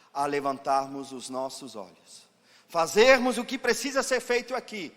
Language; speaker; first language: Portuguese; non-native, fluent; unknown